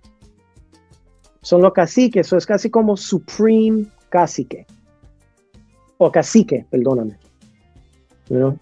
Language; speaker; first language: Spanish; early bilingual, heritage; Spanish